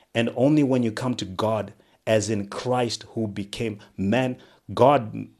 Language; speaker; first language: English; non-native, local second language; Shona